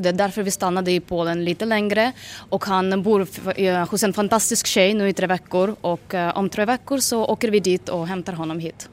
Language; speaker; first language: Swedish; non-native, fluent; Ukrainian